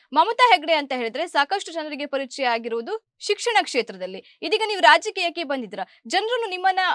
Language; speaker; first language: Kannada; native; Kannada